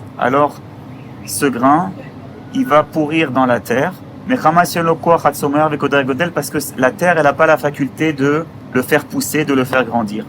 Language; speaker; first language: French; native; French